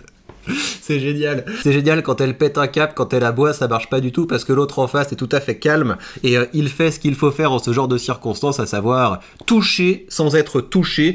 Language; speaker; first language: French; native; French